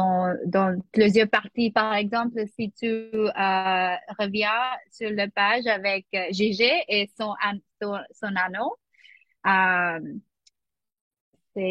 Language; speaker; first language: French; non-native, learner; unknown